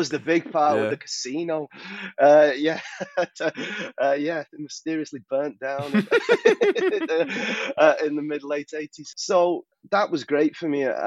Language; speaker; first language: English; native; English